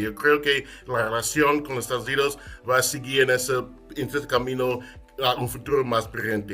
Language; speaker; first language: Spanish; non-native, fluent; English